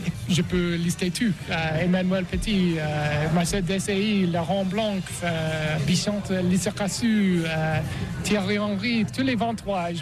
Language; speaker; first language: French; non-native, learner; English